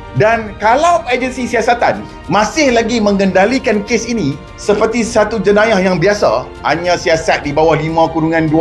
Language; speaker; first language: Malay; native; Malay